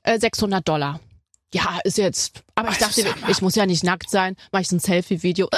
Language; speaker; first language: German; native; German